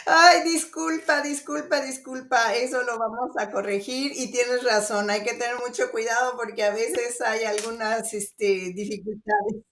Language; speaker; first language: Spanish; native; Spanish